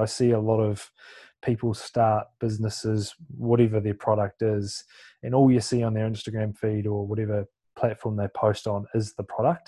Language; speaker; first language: English; native; English